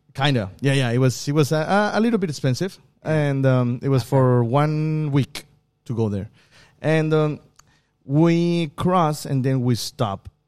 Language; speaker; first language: English; non-native, fluent; Spanish